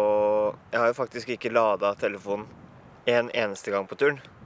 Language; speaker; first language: Norwegian; native; Norwegian